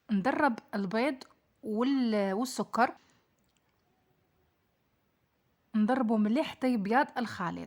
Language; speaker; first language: Arabic; native; Arabic